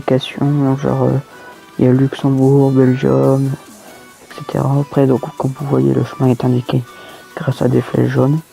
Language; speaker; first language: French; native; French